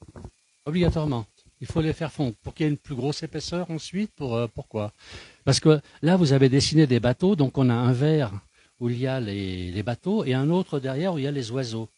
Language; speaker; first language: French; native; French